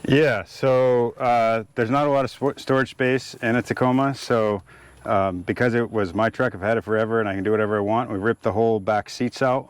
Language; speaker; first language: English; native; English